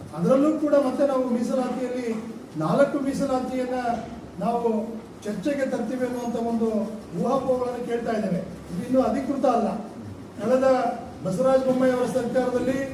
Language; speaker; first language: Kannada; non-native, local second language; Lambadi